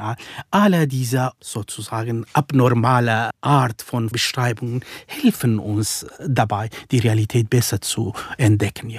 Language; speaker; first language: German; non-native, fluent; Kurdish